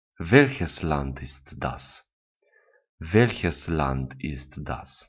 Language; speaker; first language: German; non-native, fluent; Romanian